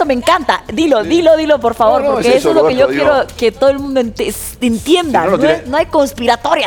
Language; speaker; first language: Spanish; native; Spanish